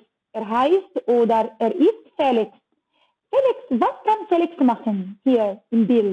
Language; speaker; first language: German; non-native, learner; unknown